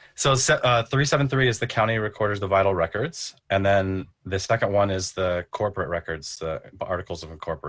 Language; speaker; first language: English; native; English